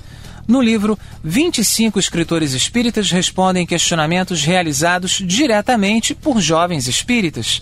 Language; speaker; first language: Portuguese; native; Portuguese